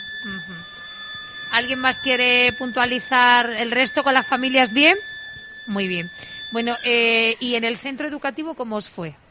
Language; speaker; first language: Spanish; native; Spanish